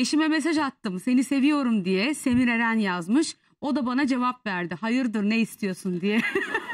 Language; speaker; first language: Turkish; native; Turkish